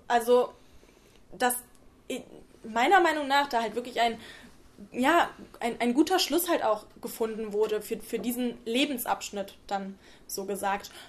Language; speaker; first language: German; native; German